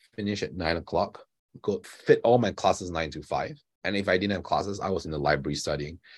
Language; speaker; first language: English; non-native, local second language; Chinese